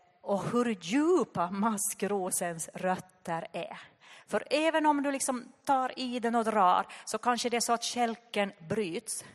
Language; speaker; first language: Swedish; native; Swedish